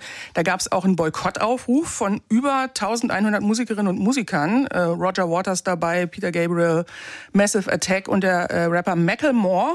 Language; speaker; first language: German; native; German